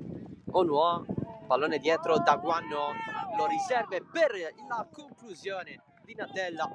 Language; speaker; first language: Italian; native; Italian